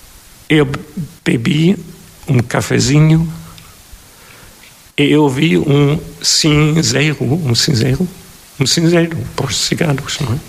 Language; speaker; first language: Portuguese; non-native, fluent; German